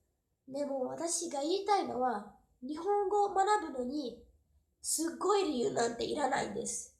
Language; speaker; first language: Japanese; non-native, fluent; Portuguese